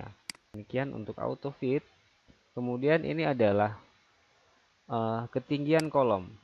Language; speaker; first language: Indonesian; native; Indonesian